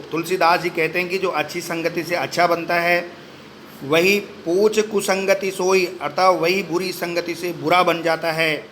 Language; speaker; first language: Hindi; native; Hindi